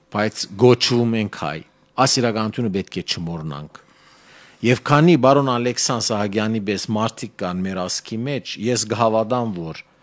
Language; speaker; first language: Armenian; early bilingual, heritage; Armenian